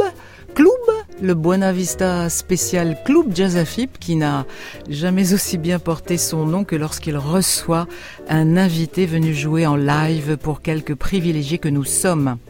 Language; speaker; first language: French; native; French